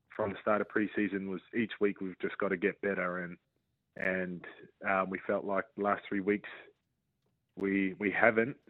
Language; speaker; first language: English; native; English